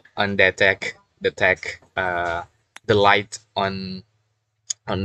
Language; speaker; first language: English; non-native, learner; Indonesian